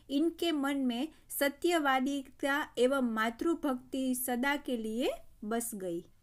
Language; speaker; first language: Hindi; non-native, local second language; Gujarati